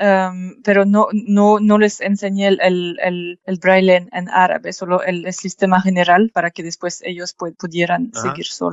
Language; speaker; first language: Spanish; non-native, fluent; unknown